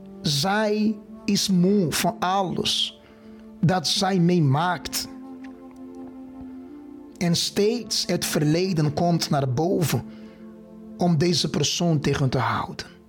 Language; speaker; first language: Dutch; non-native, fluent; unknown